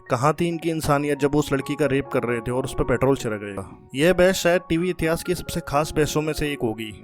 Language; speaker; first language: Hindi; native; Hindi